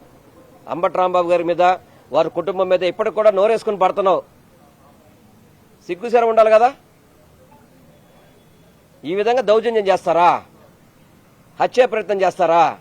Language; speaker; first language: Telugu; native; Telugu